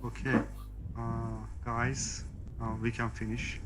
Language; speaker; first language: English; non-native, learner; Turkish